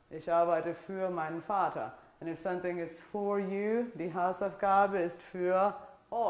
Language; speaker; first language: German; non-native, fluent; Italian